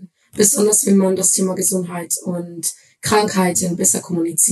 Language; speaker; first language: German; non-native, fluent; Spanish